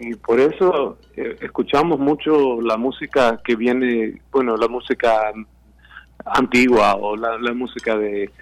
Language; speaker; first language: Spanish; non-native, fluent; Swedish